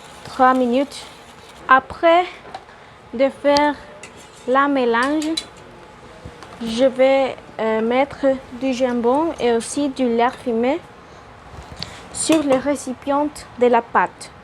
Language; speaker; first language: French; non-native, learner; Spanish